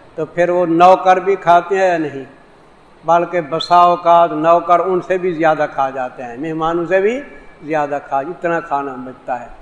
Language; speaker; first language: Urdu; non-native, local second language; Saraiki